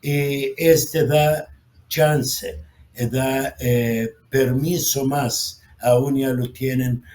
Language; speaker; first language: Spanish; non-native, fluent; Arabic